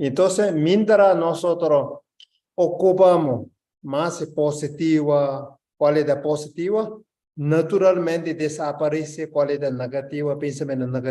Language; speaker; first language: Spanish; non-native, learner; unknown